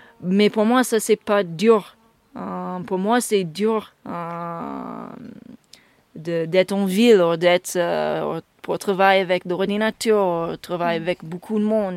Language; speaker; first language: French; non-native, fluent; English